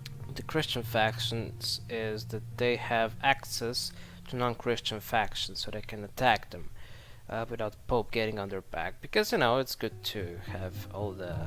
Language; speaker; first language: English; non-native, fluent; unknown